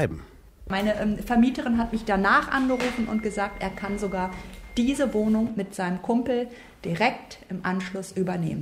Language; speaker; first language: German; native; German